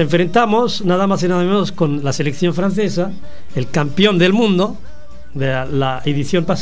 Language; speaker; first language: Spanish; non-native, fluent; Arabic